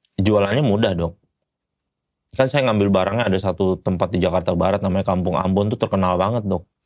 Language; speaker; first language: Indonesian; native; Indonesian